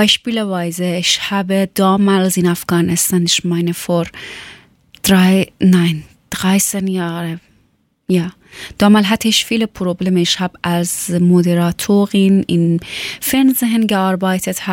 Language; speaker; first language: German; non-native, learner; Persian